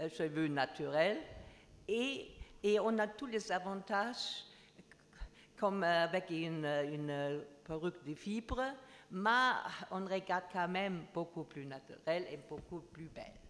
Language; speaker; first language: French; non-native, learner; German